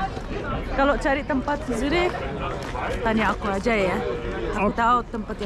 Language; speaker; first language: Indonesian; early bilingual, heritage; Indonesian